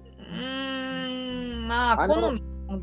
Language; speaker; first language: Japanese; non-native, learner; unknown